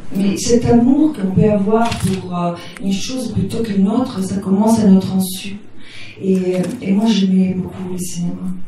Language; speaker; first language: French; non-native, fluent; Italian